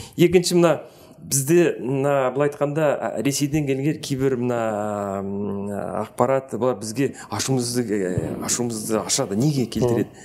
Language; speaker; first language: Kazakh; native; Kazakh